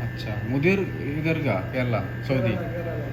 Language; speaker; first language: Hindi; non-native, learner; Malayalam